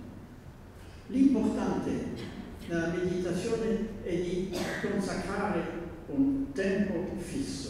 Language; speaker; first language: Italian; non-native, fluent; Dutch